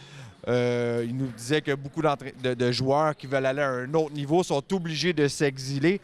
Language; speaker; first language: French; native; French